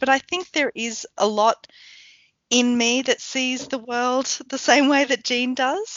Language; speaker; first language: English; native; English